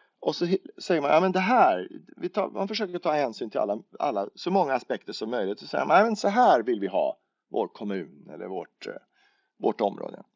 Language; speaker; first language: Swedish; native; Swedish